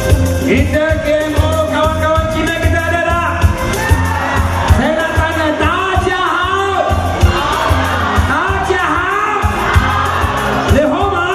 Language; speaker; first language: Malay; native; Malay